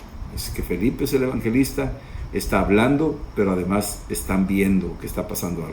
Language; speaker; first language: Spanish; native; Spanish